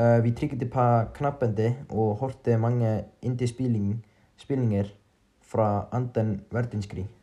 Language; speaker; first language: Danish; non-native, learner; Icelandic